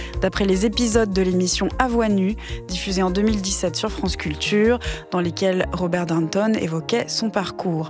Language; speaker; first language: French; native; French